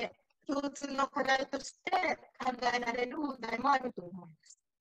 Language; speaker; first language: Japanese; native; Japanese